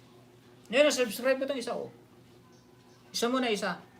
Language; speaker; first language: Filipino; non-native, local second language; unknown